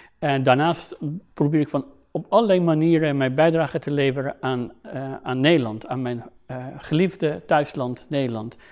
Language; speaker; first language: Dutch; non-native, fluent; Persian